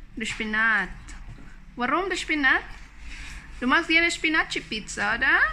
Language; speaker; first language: German; non-native, learner; Cebuano